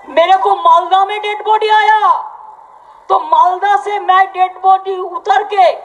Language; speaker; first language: Hindi; non-native, local second language; Bangla